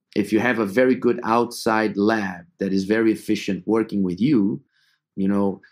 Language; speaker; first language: English; non-native, fluent; Portuguese